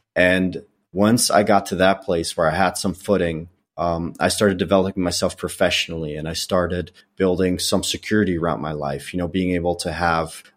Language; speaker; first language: English; non-native, fluent; Dutch